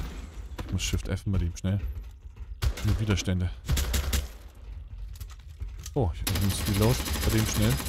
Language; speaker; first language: German; native; German